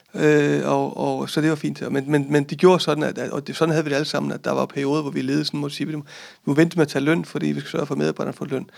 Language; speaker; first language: Danish; early bilingual, other home language; Icelandic